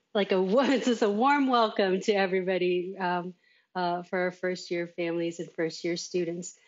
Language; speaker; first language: English; native; English